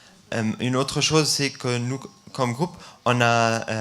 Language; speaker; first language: French; non-native, fluent; German